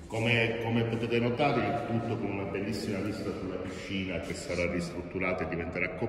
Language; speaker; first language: Italian; native; Italian